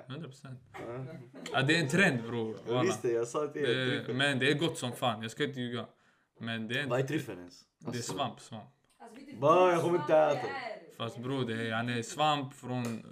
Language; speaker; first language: Swedish; early bilingual, other home language; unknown